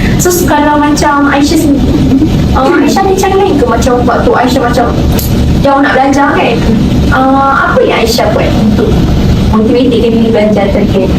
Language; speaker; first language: Malay; native; Malay